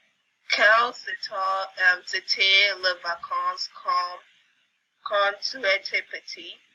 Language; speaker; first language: French; non-native, learner; English